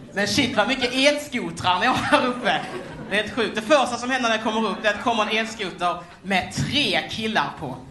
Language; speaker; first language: Swedish; native; Swedish